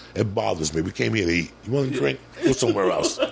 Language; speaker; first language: English; native; English